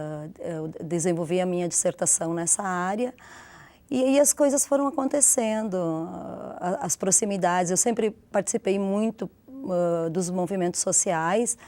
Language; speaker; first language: Portuguese; native; Portuguese